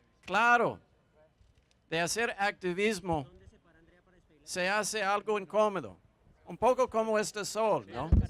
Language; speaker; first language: Spanish; non-native, fluent; English